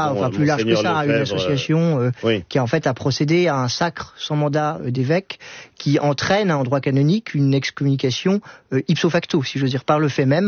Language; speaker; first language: French; native; French